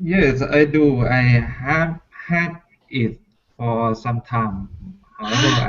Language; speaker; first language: English; non-native, learner; Thai